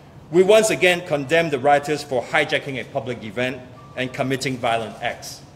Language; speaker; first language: English; non-native, local second language; Cantonese